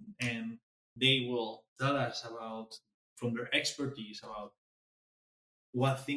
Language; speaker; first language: English; non-native, fluent; Spanish